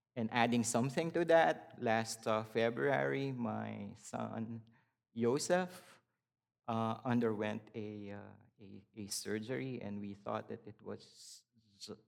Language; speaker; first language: English; non-native, local second language; Filipino